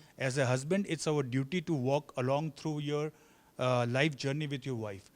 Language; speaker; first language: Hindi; native; Hindi